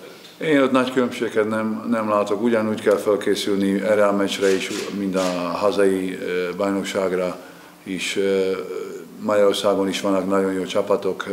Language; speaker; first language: Hungarian; non-native, fluent; Slovak